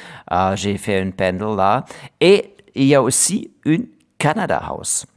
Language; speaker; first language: French; non-native, learner; German